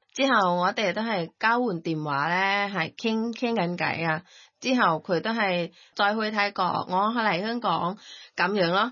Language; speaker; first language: Cantonese; non-native, fluent; Thai